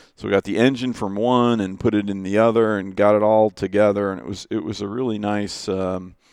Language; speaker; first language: English; native; English